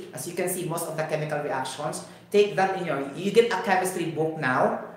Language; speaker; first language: English; non-native, local second language; Cebuano